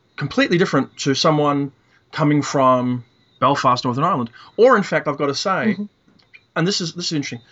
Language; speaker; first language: English; native; English